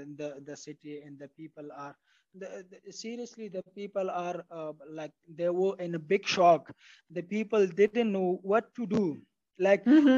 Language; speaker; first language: English; non-native, fluent; Pashto